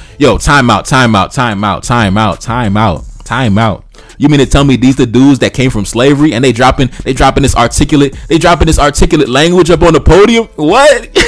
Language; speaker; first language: English; early bilingual, other home language; Haitian Creole